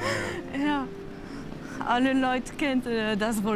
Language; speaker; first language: German; non-native, learner; French